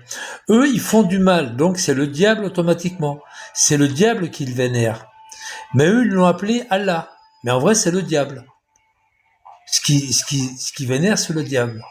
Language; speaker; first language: French; native; French